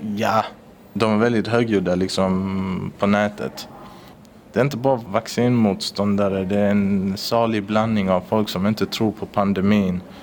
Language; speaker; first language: Swedish; early bilingual, other home language; Persian